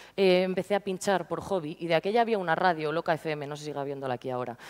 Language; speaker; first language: Spanish; native; Spanish